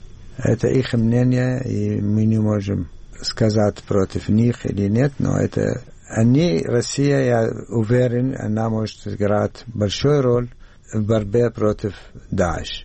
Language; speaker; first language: Russian; non-native, learner; Arabic